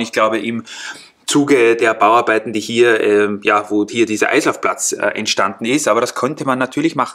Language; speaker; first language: German; native; German